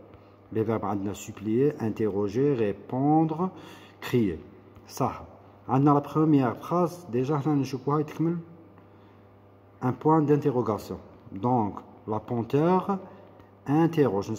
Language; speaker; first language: French; non-native, local second language; Arabic